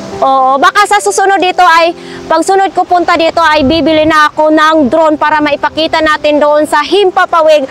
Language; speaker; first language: Filipino; non-native, local second language; Masbatenyo